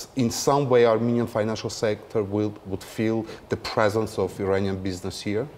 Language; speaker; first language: English; non-native, fluent; Armenian